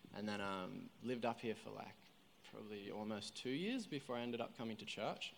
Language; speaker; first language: English; native; English